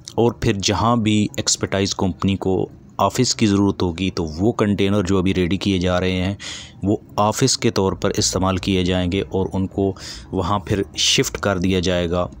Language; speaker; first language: Urdu; non-native, local second language; Punjabi